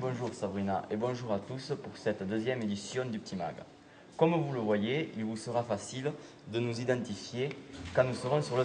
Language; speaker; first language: French; native; French